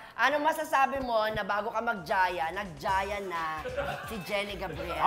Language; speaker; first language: Filipino; native; Filipino